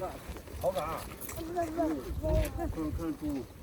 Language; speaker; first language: Chinese; native; Chinese